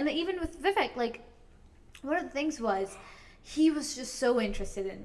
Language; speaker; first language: English; native; English